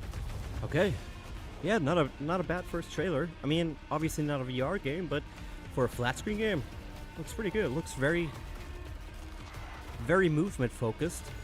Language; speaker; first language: English; native; English